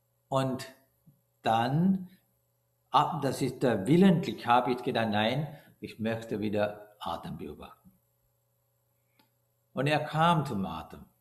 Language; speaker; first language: German; non-native, learner; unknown